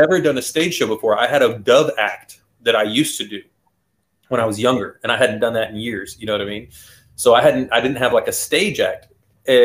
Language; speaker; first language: English; native; English